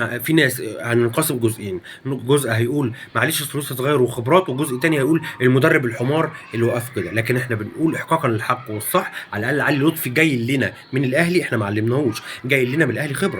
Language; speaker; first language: Arabic; native; Arabic